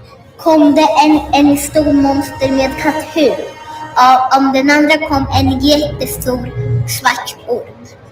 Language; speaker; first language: Swedish; non-native, learner; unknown